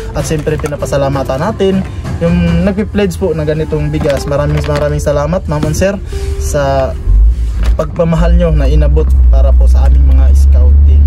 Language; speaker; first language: Filipino; non-native, local second language; Cebuano